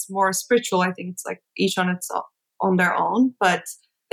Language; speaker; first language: English; non-native, fluent; Turkish